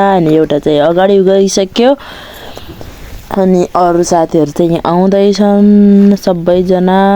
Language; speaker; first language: Nepali; non-native, local second language; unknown